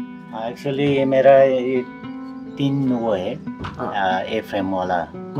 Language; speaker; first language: Hindi; non-native, local second language; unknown